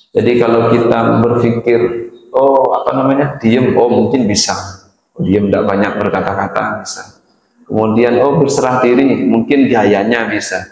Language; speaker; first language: Indonesian; non-native, local second language; Madurese